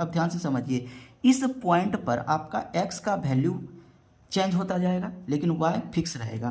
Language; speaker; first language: Hindi; native; Hindi